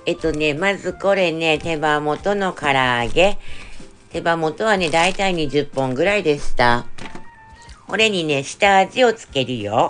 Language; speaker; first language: Japanese; native; Japanese